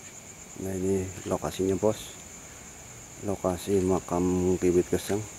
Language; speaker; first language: Indonesian; non-native, local second language; Javanese